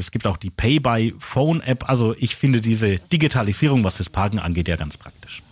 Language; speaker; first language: German; native; German